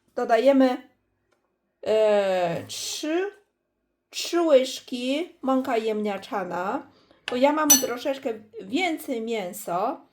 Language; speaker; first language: Polish; non-native, learner; Chinese